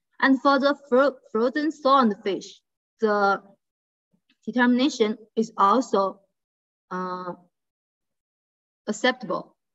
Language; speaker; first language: English; non-native, fluent; Chinese